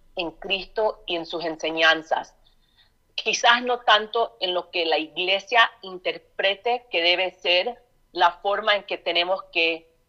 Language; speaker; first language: Spanish; early bilingual, heritage; Spanish